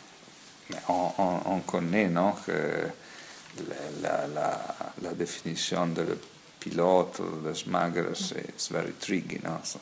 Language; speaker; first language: French; non-native, fluent; Italian